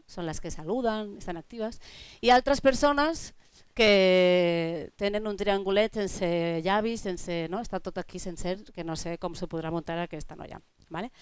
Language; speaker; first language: Catalan; non-native, local second language; Spanish